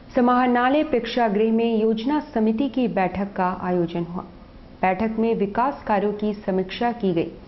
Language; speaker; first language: Hindi; native; Hindi